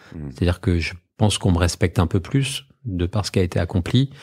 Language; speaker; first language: French; native; French